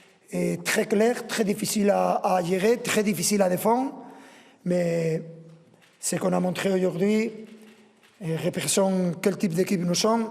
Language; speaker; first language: French; non-native, fluent; Spanish